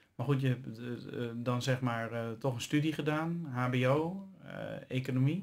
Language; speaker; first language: Dutch; native; Dutch